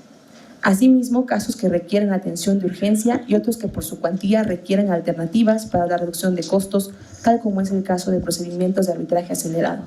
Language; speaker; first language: Spanish; native; Spanish